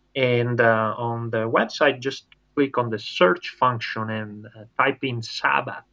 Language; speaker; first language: English; non-native, fluent; Italian